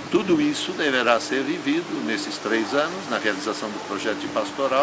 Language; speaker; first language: Portuguese; native; Portuguese